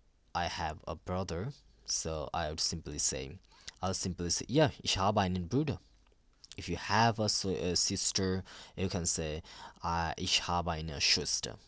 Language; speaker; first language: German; non-native, learner; Bangla